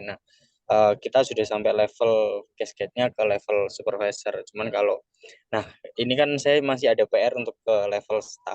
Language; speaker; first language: Indonesian; native; Indonesian